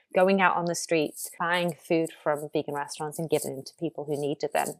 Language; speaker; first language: English; native; English